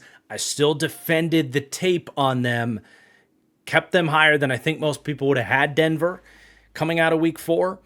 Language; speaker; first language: English; native; English